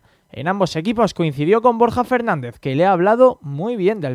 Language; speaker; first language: Spanish; native; Spanish